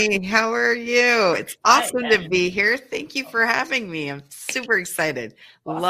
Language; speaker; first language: English; native; English